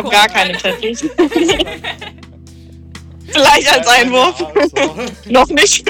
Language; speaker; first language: German; native; German